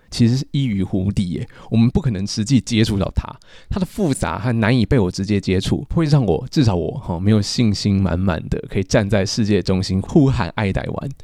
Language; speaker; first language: Chinese; native; Chinese